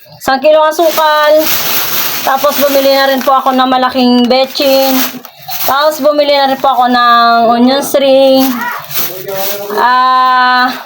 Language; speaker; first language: Filipino; non-native, local second language; Cebuano